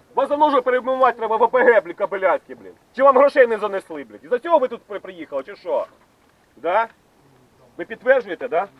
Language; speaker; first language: Ukrainian; native; Ukrainian